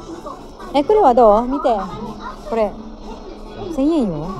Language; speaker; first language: Japanese; non-native, learner; Filipino